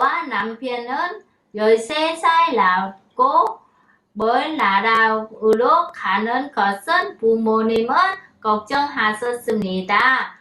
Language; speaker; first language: Korean; non-native, learner; Vietnamese